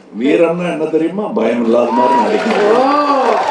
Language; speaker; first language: Tamil; native; Tamil